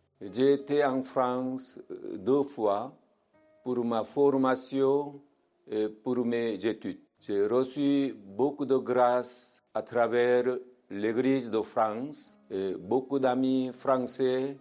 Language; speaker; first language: French; non-native, fluent; Korean